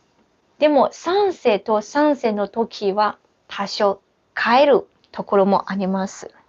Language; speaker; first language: Japanese; non-native, fluent; Chinese